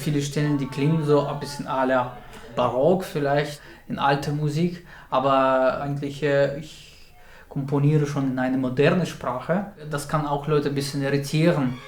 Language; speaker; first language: German; non-native, fluent; Russian